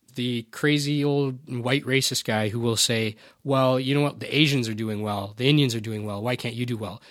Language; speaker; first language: English; native; English